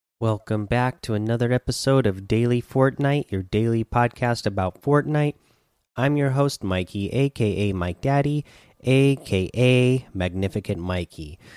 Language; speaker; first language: English; native; English